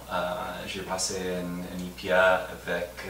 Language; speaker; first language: French; non-native, fluent; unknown